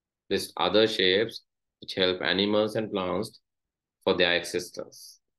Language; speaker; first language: English; non-native, local second language; Sinhala